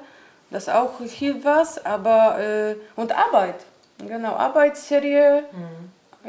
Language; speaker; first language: German; non-native, learner; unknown